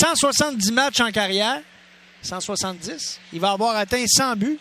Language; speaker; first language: French; native; French